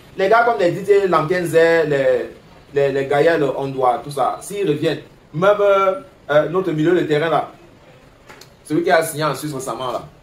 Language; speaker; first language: French; native; French